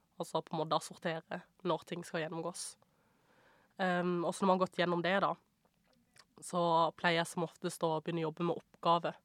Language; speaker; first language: Norwegian; early bilingual, other home language; Persian